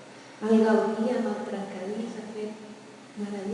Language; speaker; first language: Catalan; non-native, fluent; Spanish